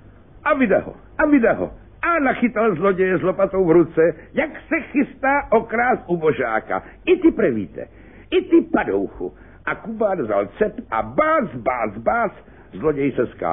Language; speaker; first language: Czech; native; Czech